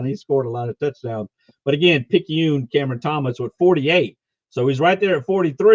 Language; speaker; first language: English; native; English